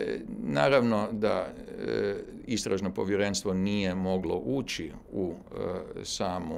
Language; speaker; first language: Serbian; native; Serbian